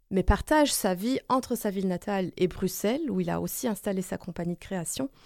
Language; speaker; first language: French; non-native, fluent; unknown